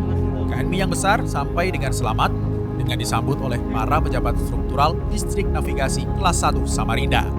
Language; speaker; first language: Indonesian; native; Indonesian